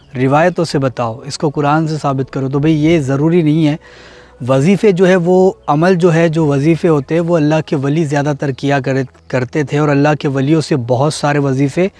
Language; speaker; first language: Hindi; native; Hindi